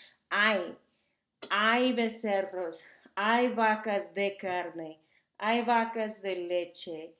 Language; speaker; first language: Spanish; non-native, fluent; English